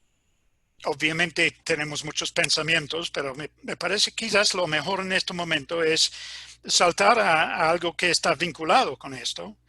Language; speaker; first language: Spanish; non-native, fluent; English